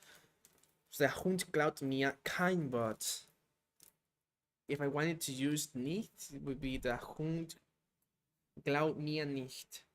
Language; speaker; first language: German; non-native, learner; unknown